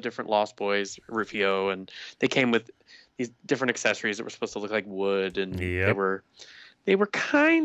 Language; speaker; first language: English; native; English